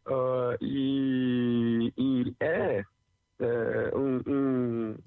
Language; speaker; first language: French; non-native, learner; Portuguese